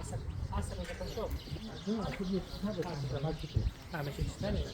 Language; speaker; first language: Russian; non-native, local second language; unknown